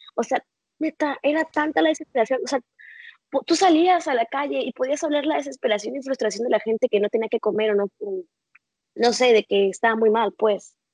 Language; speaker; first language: Spanish; native; Spanish